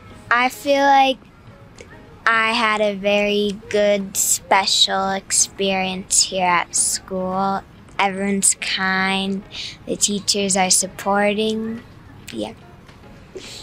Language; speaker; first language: English; native; English